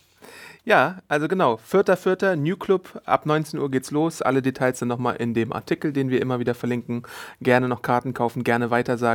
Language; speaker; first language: German; native; German